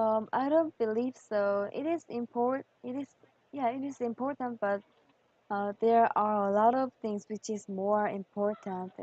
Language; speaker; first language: English; non-native, learner; Korean